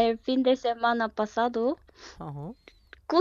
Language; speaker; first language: Spanish; non-native, learner; Korean